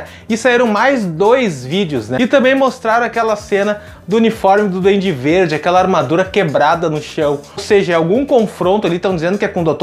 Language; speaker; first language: Portuguese; native; Portuguese